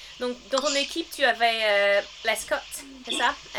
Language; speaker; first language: French; early bilingual, heritage; French